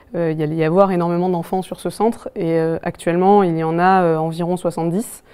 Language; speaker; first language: French; native; French